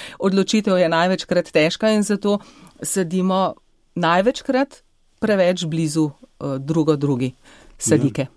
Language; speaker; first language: Slovenian; native; Slovenian